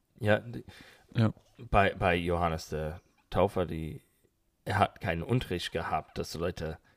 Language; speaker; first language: German; non-native, learner; English